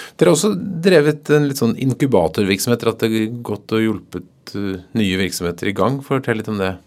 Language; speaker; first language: Norwegian; native; Norwegian